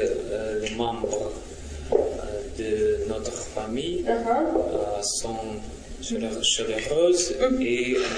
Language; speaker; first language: French; non-native, learner; Russian